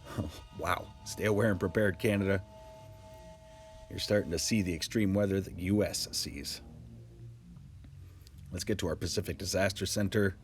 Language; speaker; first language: English; native; English